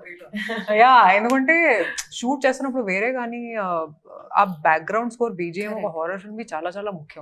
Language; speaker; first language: Telugu; non-native, fluent; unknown